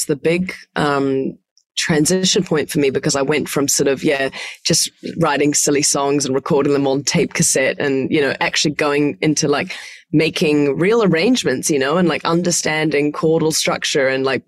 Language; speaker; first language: English; native; English